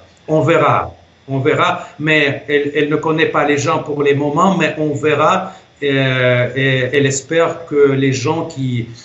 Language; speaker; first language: French; non-native, fluent; Russian